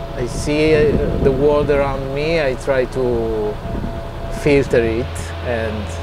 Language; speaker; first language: English; non-native, fluent; Italian